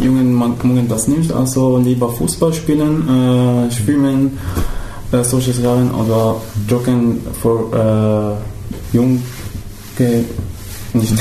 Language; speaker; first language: German; non-native, fluent; Arabic